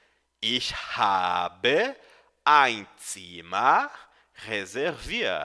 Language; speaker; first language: German; non-native, fluent; Portuguese